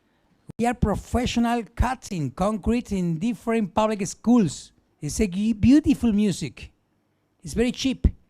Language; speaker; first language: English; non-native, learner; Spanish